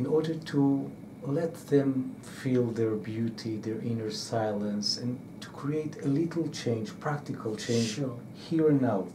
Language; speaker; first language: English; non-native, fluent; Hebrew